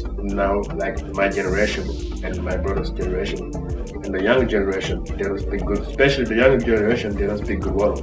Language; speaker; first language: English; non-native, fluent; Wolof